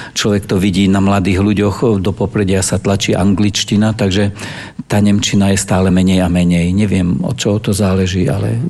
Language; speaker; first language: Slovak; non-native, local second language; German